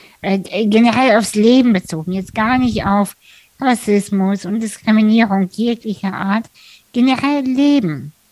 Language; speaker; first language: German; early bilingual, other home language; Russian